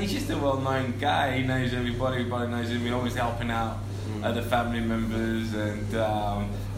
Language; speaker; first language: English; early bilingual, other home language; Portuguese